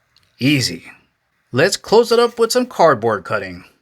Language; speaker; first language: English; native; English